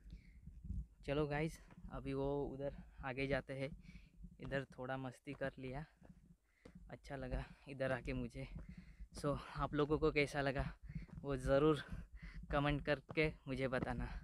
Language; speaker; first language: Hindi; non-native, local second language; Gujarati